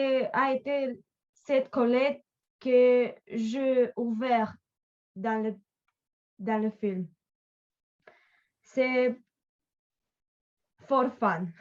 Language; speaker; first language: French; non-native, learner; Romanian